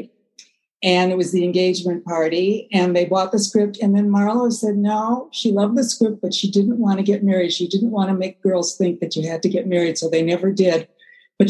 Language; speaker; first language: English; native; English